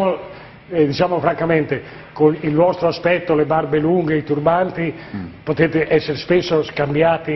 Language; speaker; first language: Italian; native; Italian